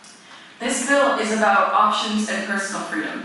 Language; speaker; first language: English; native; English